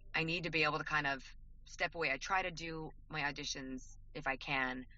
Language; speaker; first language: English; native; English